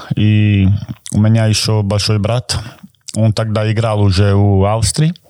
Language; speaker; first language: Russian; non-native, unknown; Croatian